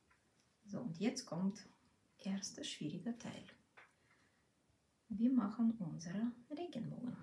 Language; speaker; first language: German; non-native, fluent; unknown